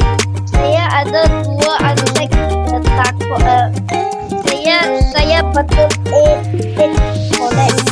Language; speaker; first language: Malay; non-native, learner; Chinese